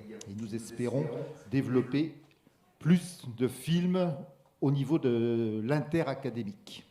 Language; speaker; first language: French; native; French